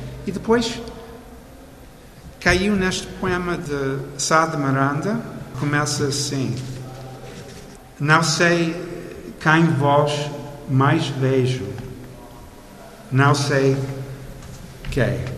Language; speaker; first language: Portuguese; non-native, fluent; English